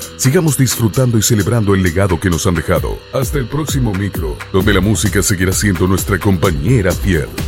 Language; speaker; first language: Spanish; native; Spanish